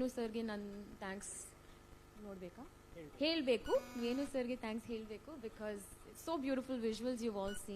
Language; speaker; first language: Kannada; non-native, learner; Tamil